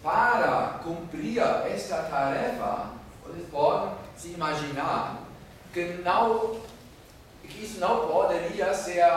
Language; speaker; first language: Portuguese; non-native, fluent; German